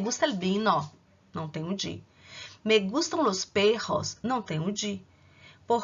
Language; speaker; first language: Spanish; non-native, fluent; Portuguese